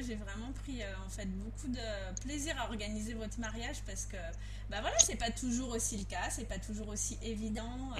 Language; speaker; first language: French; native; French